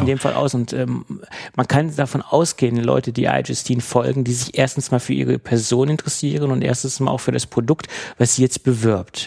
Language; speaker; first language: German; native; German